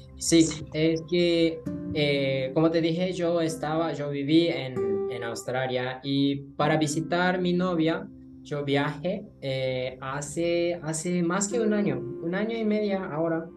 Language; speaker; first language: Spanish; non-native, learner; Japanese